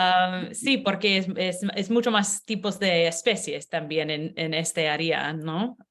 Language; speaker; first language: Spanish; non-native, learner; English